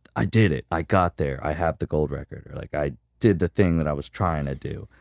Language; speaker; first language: English; native; English